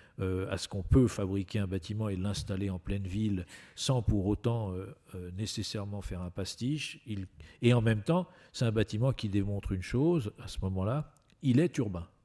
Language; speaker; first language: French; native; French